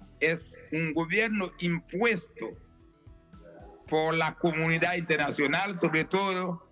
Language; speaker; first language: Spanish; non-native, fluent; Haitian Creole